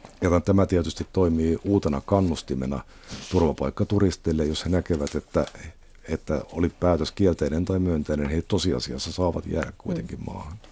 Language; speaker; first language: Finnish; native; Finnish